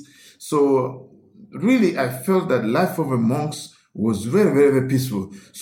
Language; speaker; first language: English; non-native, local second language; Ganda